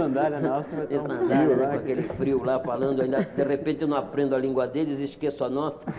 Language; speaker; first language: Portuguese; native; Portuguese